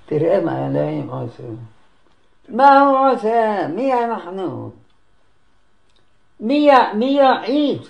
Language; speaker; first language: Hebrew; non-native, fluent; Arabic